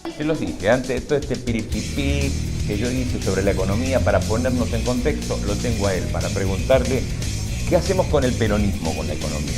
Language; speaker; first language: Spanish; native; Spanish